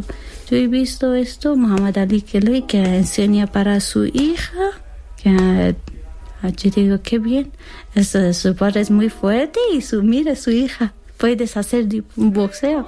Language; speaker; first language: Spanish; non-native, learner; Persian